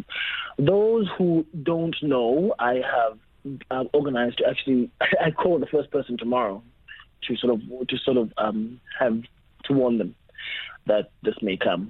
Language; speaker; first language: English; non-native, local second language; Xhosa